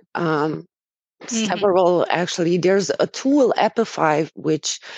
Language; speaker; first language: English; non-native, fluent; Romanian